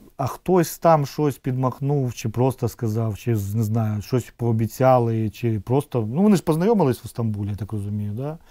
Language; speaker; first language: Ukrainian; non-native, local second language; Russian